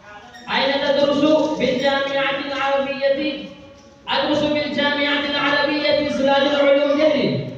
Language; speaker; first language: Arabic; non-native, learner; Urdu